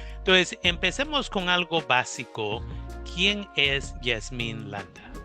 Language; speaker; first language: Spanish; native; Spanish